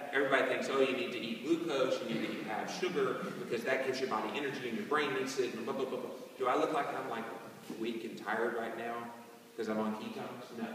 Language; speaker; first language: English; native; English